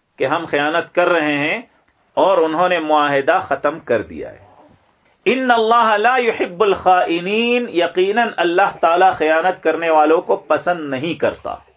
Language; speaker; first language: Urdu; non-native, local second language; Pashto